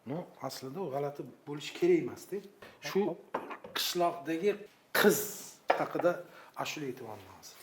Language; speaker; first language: Uzbek; non-native, local second language; Kara-Kalpak